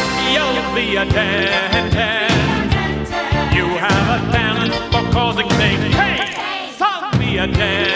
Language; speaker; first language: English; native; English